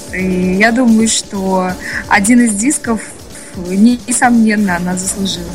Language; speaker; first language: Russian; non-native, local second language; Uzbek